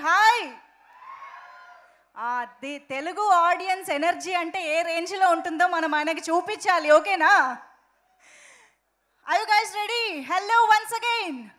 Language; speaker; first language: Telugu; native; Telugu